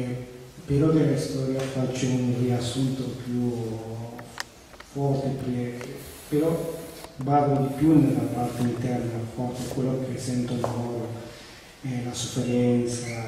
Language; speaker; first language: Italian; non-native, fluent; Spanish